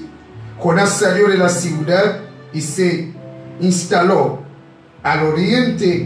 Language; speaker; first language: Spanish; native; Spanish